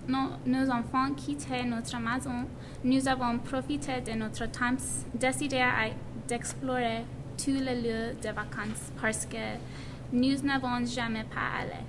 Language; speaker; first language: French; non-native, learner; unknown